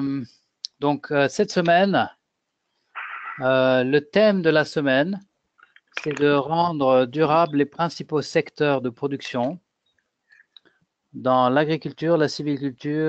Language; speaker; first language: French; native; French